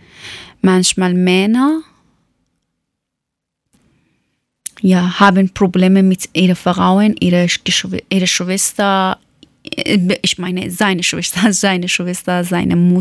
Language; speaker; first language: German; non-native, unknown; Persian